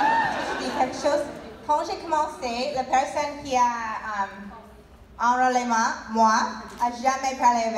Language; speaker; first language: French; non-native, learner; English